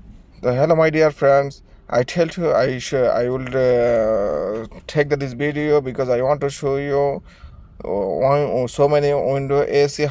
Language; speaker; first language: English; non-native, learner; Bangla